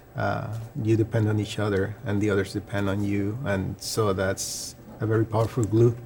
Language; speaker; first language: English; non-native, fluent; Spanish